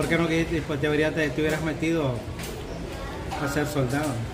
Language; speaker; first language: Spanish; native; Spanish